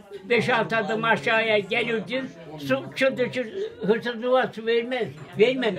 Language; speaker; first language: Turkish; native; Turkish